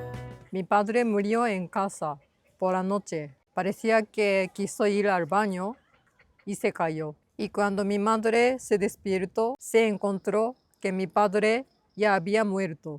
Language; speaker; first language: Spanish; non-native, learner; Japanese